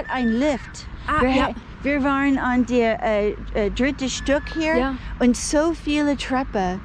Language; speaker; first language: German; non-native, fluent; English